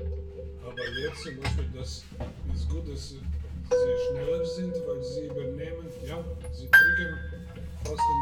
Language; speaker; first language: German; non-native, fluent; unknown